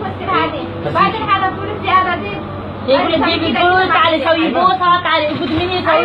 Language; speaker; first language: Arabic; non-native, learner; Nepali